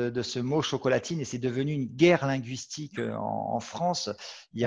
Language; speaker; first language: French; native; French